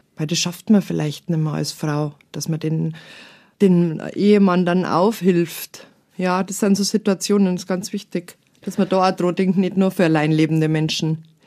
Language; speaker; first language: German; native; German